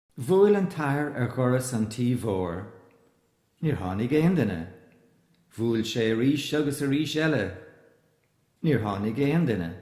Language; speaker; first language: Irish; native; Irish